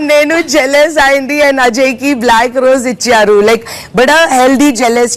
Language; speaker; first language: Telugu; non-native, fluent; Hindi